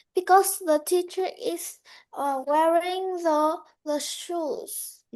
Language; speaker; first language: English; non-native, learner; Vietnamese